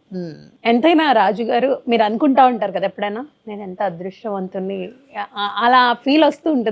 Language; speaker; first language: Telugu; native; Telugu